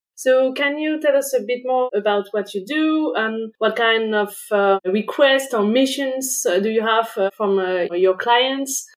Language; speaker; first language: English; non-native, fluent; French